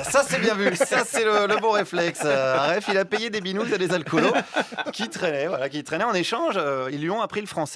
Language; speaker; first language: French; native; French